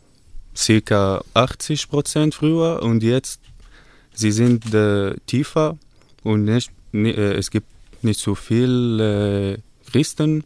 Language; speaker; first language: German; non-native, learner; Arabic